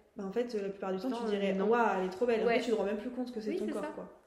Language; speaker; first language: French; native; French